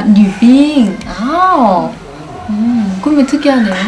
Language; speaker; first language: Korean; non-native, fluent; Chinese